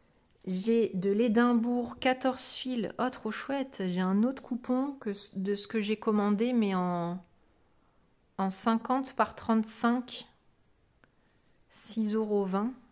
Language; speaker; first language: French; native; French